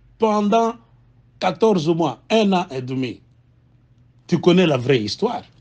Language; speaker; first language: French; non-native, local second language; Swahili